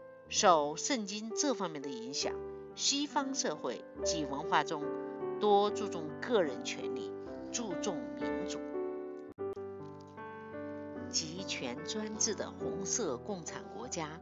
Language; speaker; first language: Chinese; native; Chinese